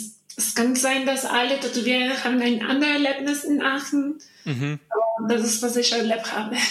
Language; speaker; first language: German; non-native, learner; Spanish